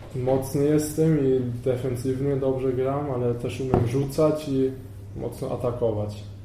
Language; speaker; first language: Polish; early bilingual, heritage; Polish